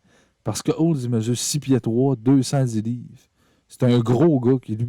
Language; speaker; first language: French; native; French